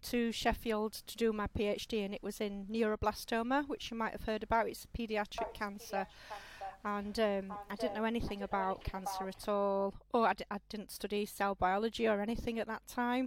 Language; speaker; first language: English; native; English